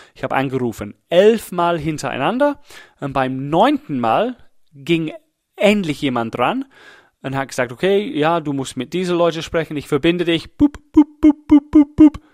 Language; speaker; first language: German; non-native, fluent; English